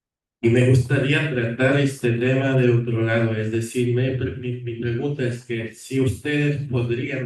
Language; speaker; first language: Spanish; non-native, fluent; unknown